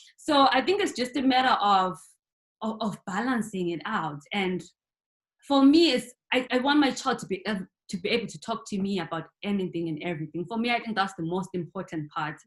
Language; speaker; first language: English; non-native, local second language; North Ndebele